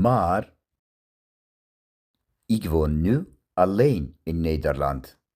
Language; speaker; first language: Dutch; non-native, learner; Kurdish